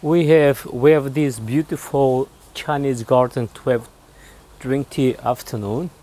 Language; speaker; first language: English; non-native, learner; German